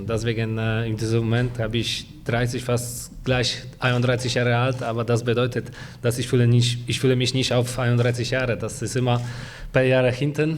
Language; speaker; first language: German; non-native, fluent; Polish